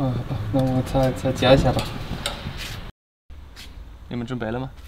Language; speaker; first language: Chinese; non-native, fluent; German